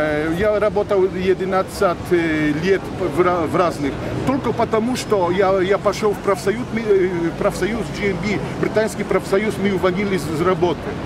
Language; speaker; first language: Russian; non-native, learner; Polish